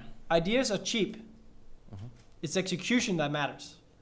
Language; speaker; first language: English; non-native, fluent; Danish